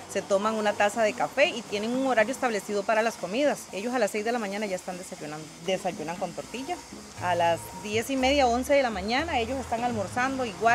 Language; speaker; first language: Spanish; native; Spanish